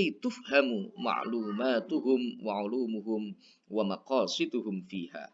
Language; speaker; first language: Arabic; non-native, fluent; Indonesian